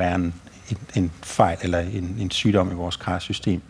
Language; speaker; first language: Danish; native; Danish